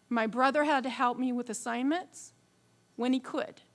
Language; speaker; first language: English; native; English